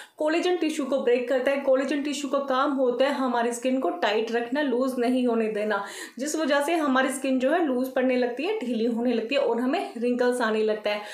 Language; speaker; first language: Hindi; native; Hindi